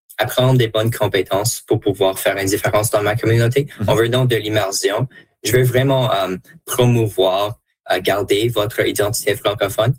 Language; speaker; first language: French; non-native, local second language; English